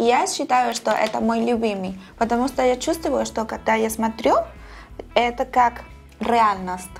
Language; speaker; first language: Russian; non-native, fluent; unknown